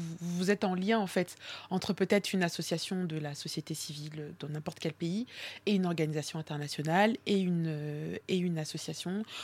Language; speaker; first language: French; early bilingual, other home language; Swahili